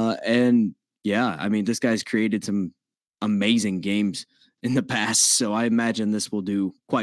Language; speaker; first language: English; native; English